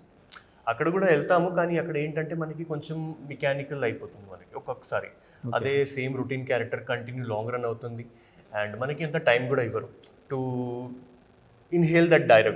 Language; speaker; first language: Telugu; non-native, fluent; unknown